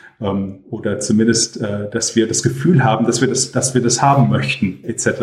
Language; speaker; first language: German; native; German